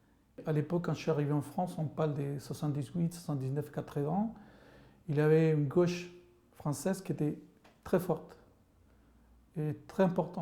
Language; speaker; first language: French; non-native, fluent; Spanish